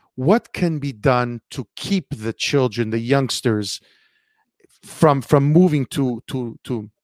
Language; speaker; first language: English; early bilingual, heritage; Italian